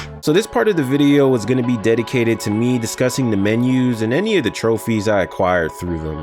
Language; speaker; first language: English; native; English